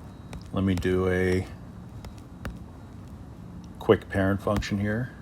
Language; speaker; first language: English; native; English